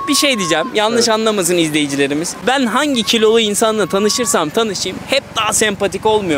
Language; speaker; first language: Turkish; native; Turkish